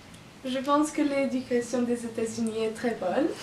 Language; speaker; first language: French; non-native, local second language; Italian